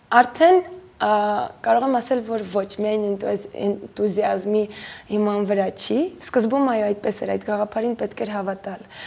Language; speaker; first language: Armenian; native; Armenian